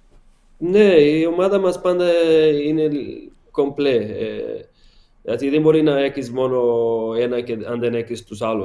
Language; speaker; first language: Greek; non-native, learner; Portuguese